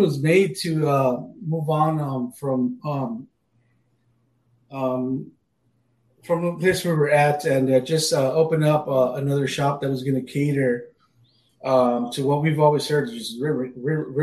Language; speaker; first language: English; native; English